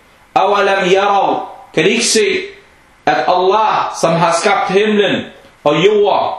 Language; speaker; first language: Danish; non-native, fluent; Arabic